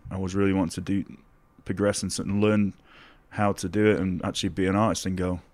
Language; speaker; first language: English; native; English